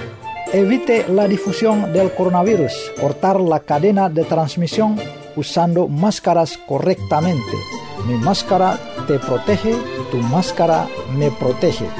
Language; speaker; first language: Spanish; non-native, fluent; Indonesian